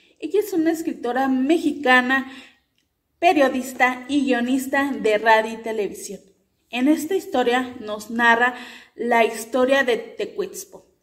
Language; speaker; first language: Spanish; native; Spanish